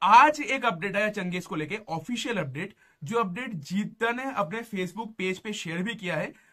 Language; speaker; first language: Hindi; non-native, local second language; Bangla